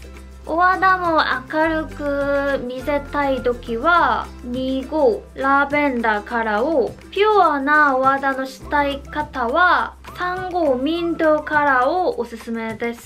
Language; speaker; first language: Japanese; non-native, fluent; Korean